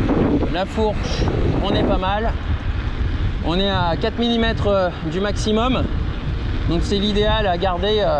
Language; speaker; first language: French; native; French